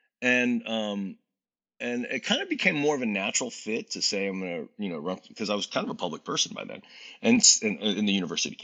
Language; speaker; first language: English; native; English